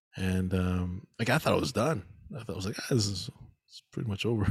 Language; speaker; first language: English; native; English